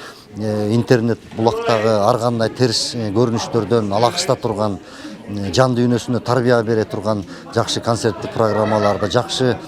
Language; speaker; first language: Kyrgyz; native; Kyrgyz